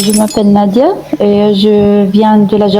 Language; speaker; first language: French; non-native, fluent; Arabic